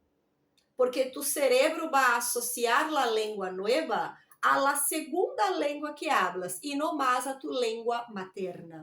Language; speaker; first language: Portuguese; non-native, learner; Spanish